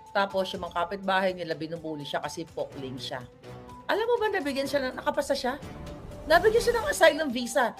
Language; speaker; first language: Filipino; native; Filipino